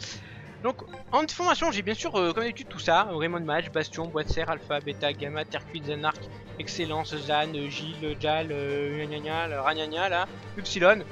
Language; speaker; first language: French; native; French